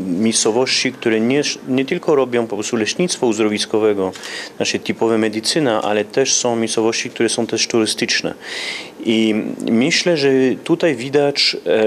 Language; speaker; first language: Polish; early bilingual, heritage; Polish